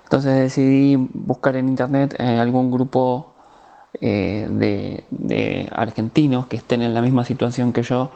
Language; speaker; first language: Spanish; native; Spanish